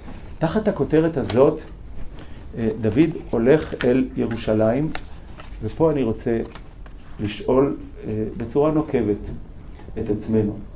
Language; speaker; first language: Hebrew; native; Hebrew